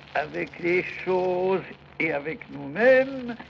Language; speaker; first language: French; non-native, fluent; Russian